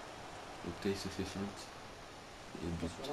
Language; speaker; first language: French; native; French